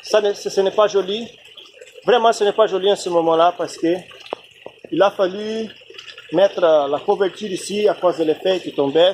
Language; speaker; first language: French; non-native, fluent; Portuguese